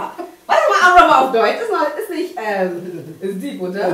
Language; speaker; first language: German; non-native, fluent; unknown